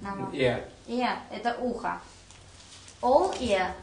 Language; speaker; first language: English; non-native, learner; Russian